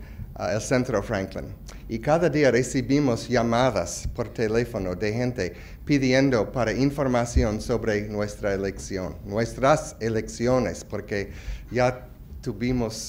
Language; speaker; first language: Spanish; non-native, fluent; English